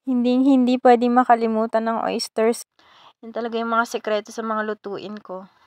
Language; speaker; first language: Filipino; non-native, local second language; Bikol